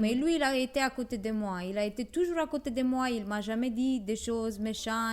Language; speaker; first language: French; non-native, fluent; Romanian